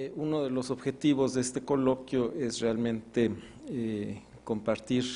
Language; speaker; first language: Spanish; native; Spanish